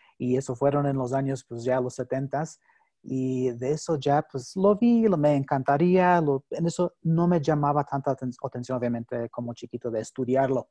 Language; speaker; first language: Spanish; non-native, fluent; English